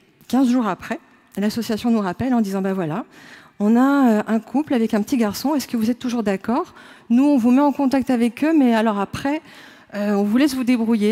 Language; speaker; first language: French; native; French